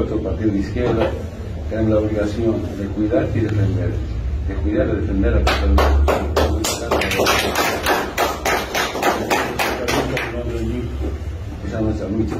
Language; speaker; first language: Spanish; non-native, local second language; Aymara